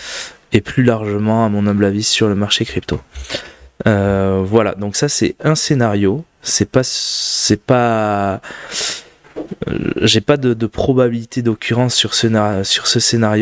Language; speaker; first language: French; native; French